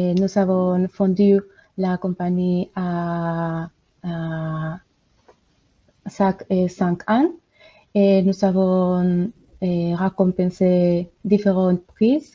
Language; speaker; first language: French; non-native, learner; Spanish